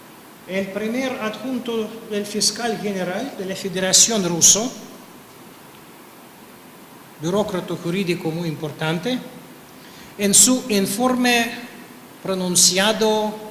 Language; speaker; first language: Spanish; non-native, fluent; Russian